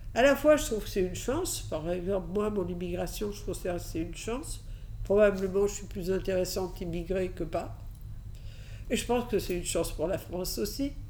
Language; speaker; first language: French; early bilingual, other home language; Catalan